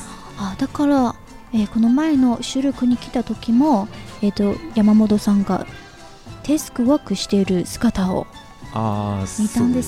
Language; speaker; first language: Japanese; non-native, fluent; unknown